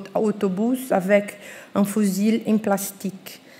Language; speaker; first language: French; non-native, fluent; Portuguese